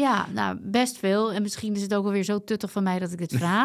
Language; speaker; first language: Dutch; native; Dutch